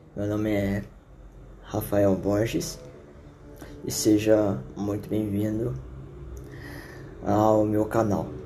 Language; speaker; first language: Portuguese; native; Portuguese